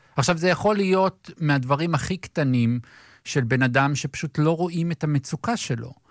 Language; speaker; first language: Hebrew; native; Hebrew